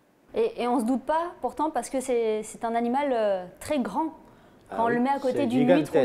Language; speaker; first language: French; native; French